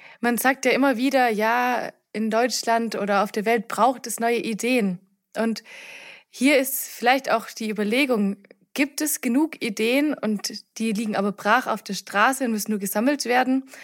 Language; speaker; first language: German; native; German